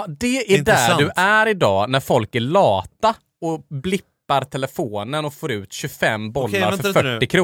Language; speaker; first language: Swedish; native; Swedish